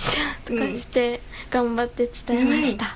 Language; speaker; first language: Japanese; non-native, learner; English